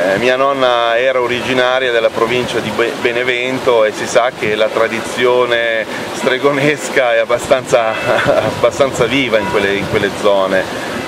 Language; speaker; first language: Italian; early bilingual, heritage; Italian